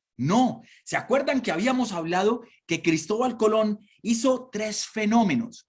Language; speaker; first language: Spanish; native; Spanish